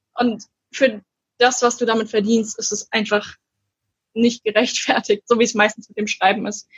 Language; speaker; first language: German; native; German